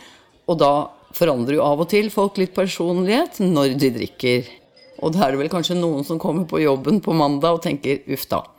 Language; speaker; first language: Norwegian; native; Norwegian